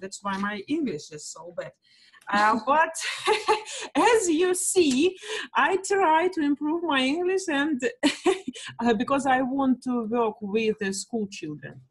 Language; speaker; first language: English; non-native, learner; Russian